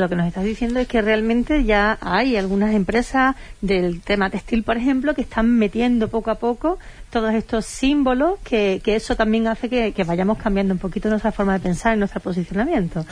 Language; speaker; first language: Spanish; native; Spanish